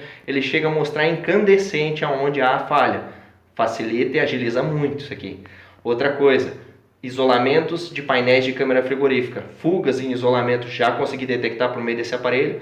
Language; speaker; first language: Portuguese; native; Portuguese